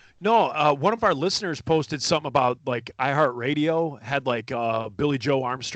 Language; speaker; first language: English; native; English